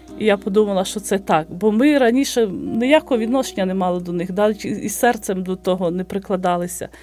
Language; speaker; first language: Ukrainian; native; Ukrainian